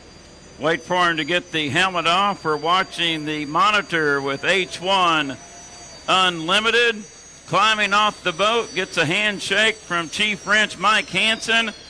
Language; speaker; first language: English; native; English